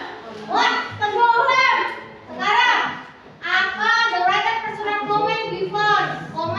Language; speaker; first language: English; non-native, learner; Indonesian